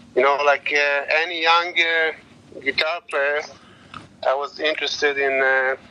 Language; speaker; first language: English; non-native, learner; Hebrew